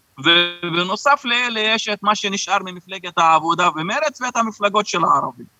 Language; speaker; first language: Hebrew; non-native, local second language; Arabic